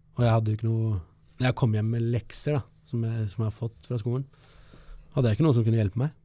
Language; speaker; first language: Norwegian; early bilingual, other home language; Kurdish